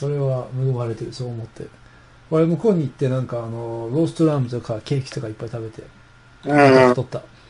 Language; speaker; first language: Japanese; non-native, fluent; English